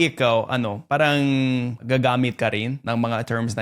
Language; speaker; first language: Filipino; non-native, fluent; English